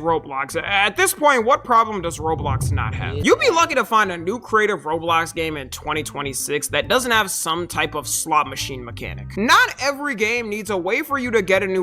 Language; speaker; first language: English; native; English